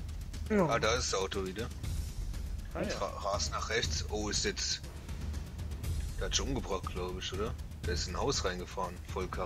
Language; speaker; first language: German; native; German